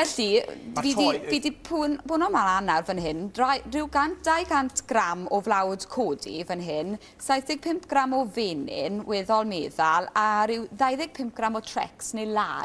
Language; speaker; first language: Welsh; native; Welsh